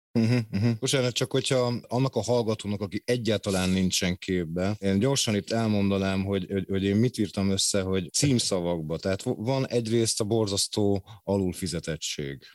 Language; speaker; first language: Hungarian; native; Hungarian